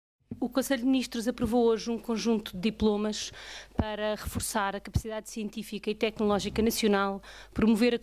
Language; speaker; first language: Portuguese; native; Portuguese